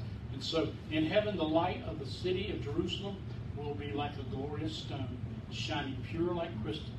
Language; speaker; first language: English; native; English